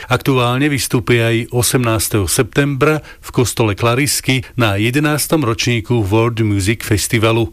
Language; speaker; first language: Slovak; native; Slovak